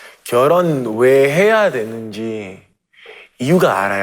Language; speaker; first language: Korean; non-native, fluent; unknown